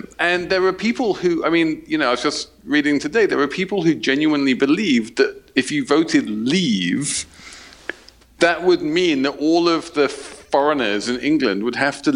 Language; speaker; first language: English; native; English